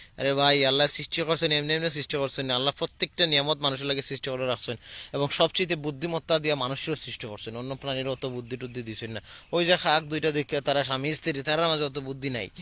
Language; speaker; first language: Bangla; native; Bangla